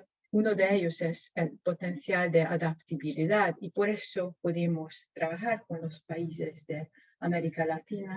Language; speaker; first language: Spanish; non-native, fluent; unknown